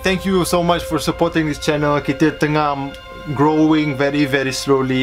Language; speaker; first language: English; non-native, local second language; Malay